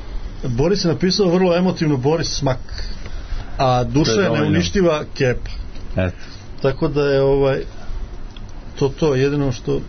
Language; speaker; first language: Serbian; native; Serbian